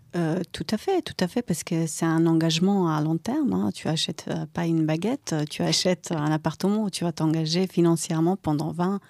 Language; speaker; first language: French; non-native, fluent; Croatian